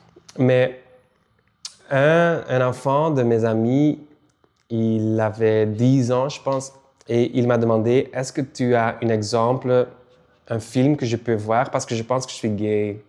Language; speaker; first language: French; non-native, local second language; Dutch